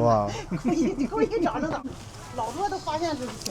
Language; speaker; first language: Chinese; native; Chinese